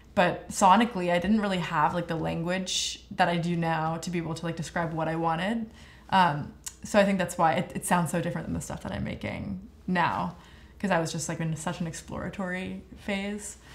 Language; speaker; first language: English; native; English